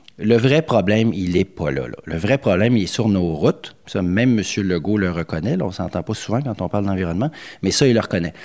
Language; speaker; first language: French; native; French